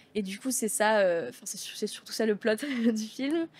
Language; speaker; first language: French; native; French